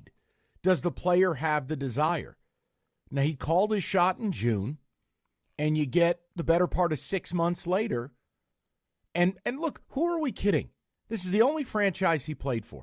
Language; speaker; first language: English; native; English